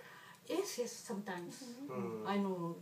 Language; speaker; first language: English; non-native, learner; Japanese